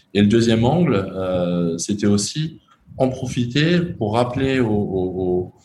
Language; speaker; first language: French; native; French